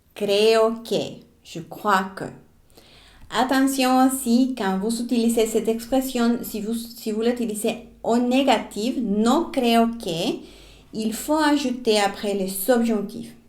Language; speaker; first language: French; non-native, fluent; Spanish